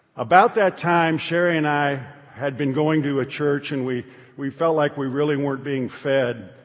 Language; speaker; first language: English; native; English